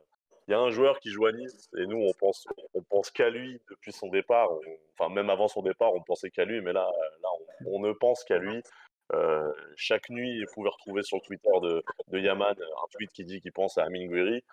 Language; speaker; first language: French; native; French